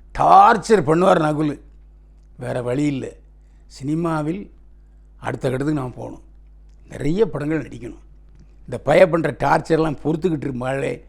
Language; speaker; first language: Tamil; native; Tamil